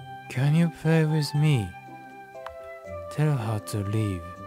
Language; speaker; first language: English; non-native, fluent; Japanese